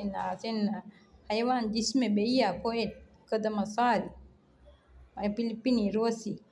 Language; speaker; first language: Arabic; non-native, learner; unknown